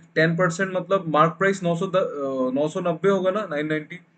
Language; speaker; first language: Hindi; non-native, local second language; Bangla